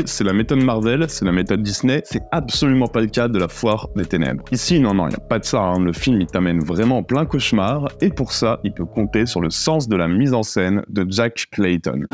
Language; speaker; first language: French; native; French